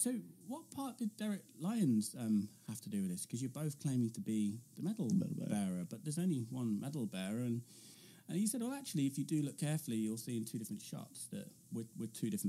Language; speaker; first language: English; native; English